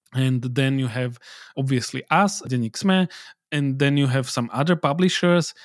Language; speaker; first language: English; non-native, fluent; Slovak